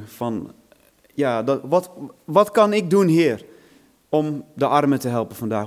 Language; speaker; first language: Dutch; non-native, fluent; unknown